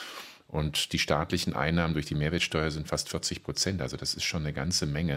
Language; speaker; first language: German; native; German